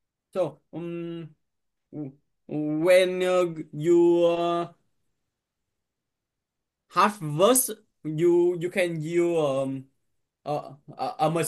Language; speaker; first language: English; non-native, learner; Vietnamese